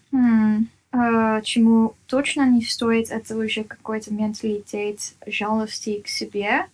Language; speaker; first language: Russian; non-native, fluent; Dutch